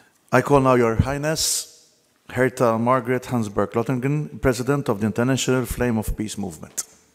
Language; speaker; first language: English; non-native, local second language; Maltese